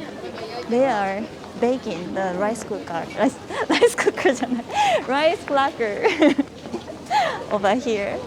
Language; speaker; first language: English; non-native, fluent; Japanese